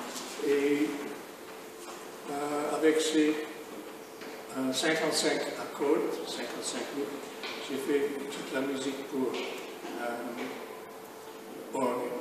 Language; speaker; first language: French; non-native, fluent; English